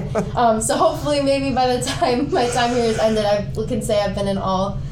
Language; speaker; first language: English; native; English